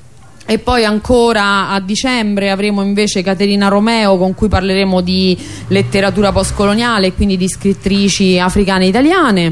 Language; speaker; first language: Italian; native; Italian